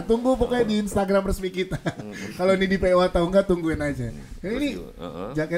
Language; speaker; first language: Indonesian; native; Indonesian